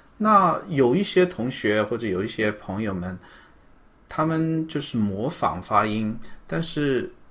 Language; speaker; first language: Chinese; native; Chinese